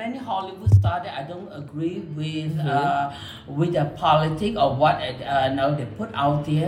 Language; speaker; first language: English; non-native, local second language; Min Nan Chinese